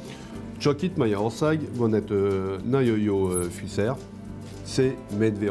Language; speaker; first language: Hungarian; non-native, learner; French